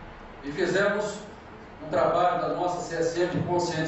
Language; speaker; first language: Portuguese; native; Portuguese